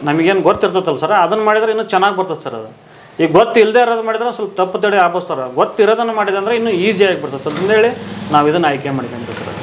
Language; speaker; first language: Kannada; native; Kannada